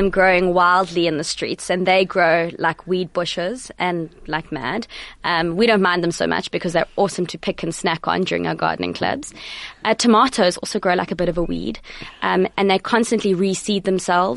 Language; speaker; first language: English; native; English